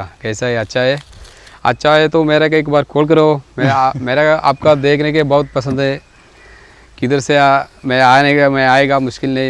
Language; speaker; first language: Hindi; non-native, local second language; Malayalam